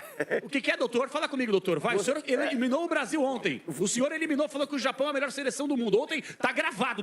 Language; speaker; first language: Portuguese; native; Portuguese